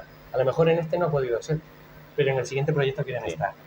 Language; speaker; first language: Spanish; native; Spanish